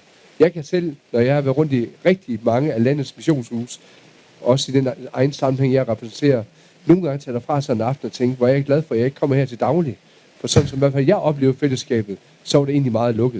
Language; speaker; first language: Danish; native; Danish